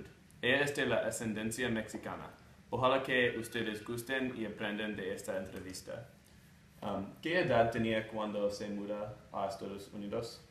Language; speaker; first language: Spanish; non-native, learner; English